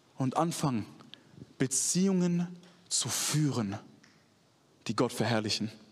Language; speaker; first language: German; early bilingual, other home language; Arabic